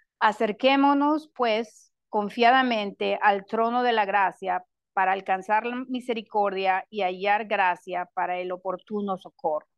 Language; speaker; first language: Spanish; non-native, local second language; English